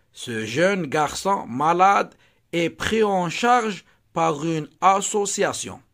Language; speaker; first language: French; non-native, local second language; Arabic